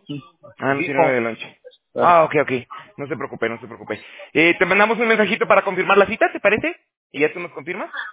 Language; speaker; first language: Spanish; native; Spanish